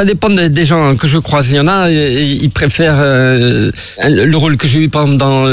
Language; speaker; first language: French; native; French